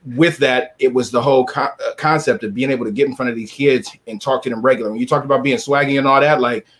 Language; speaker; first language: English; native; English